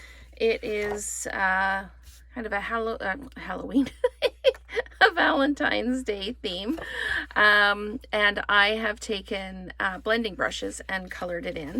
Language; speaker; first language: English; native; English